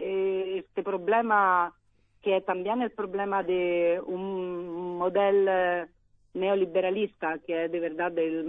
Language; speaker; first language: Spanish; non-native, learner; Italian